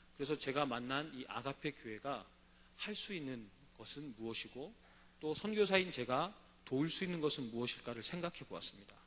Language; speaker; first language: Korean; native; Korean